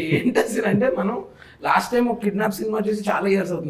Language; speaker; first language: Telugu; native; Telugu